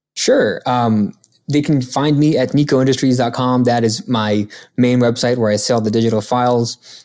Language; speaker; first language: English; non-native, local second language; Filipino